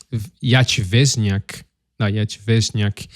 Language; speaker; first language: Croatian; non-native, learner; Portuguese